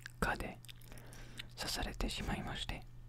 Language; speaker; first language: Japanese; non-native, learner; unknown